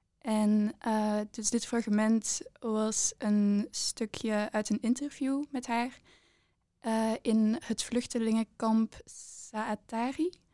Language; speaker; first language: Dutch; native; Dutch